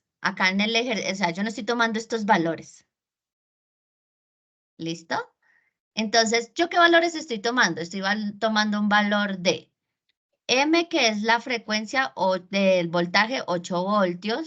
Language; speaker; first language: Spanish; native; Spanish